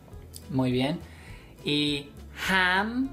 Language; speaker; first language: Spanish; non-native, fluent; English